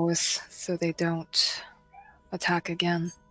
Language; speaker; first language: English; native; English